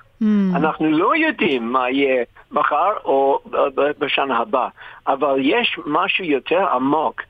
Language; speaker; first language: Hebrew; non-native, fluent; English